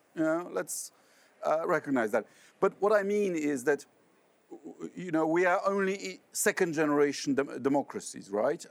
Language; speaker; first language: English; non-native, fluent; Polish